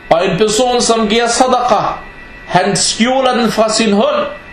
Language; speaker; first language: Danish; early bilingual, other home language; Arabic